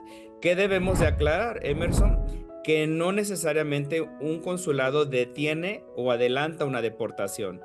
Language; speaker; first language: Spanish; native; Spanish